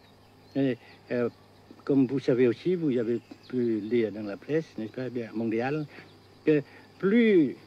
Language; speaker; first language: French; non-native, fluent; Vietnamese